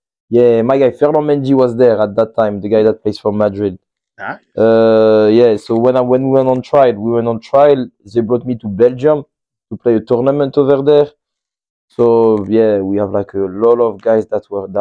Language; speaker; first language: English; non-native, fluent; French